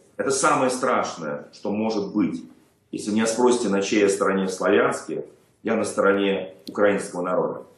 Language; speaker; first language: Russian; native; Russian